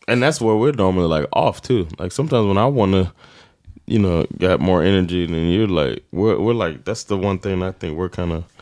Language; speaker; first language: English; native; English